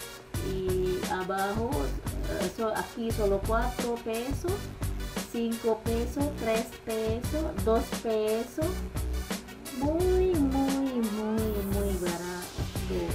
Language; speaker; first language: Spanish; non-native, learner; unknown